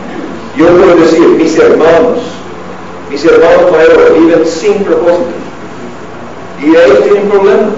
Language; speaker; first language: Spanish; non-native, learner; English